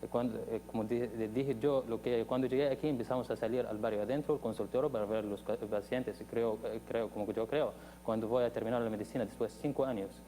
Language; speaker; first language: Spanish; non-native, fluent; Arabic